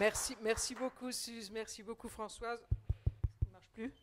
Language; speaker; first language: French; native; French